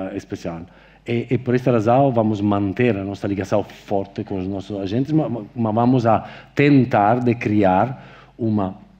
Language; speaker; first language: Portuguese; non-native, fluent; Italian